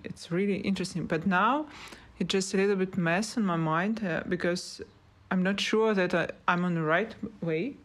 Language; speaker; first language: English; non-native, learner; Russian